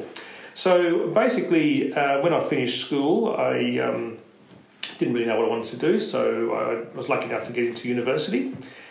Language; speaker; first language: English; native; English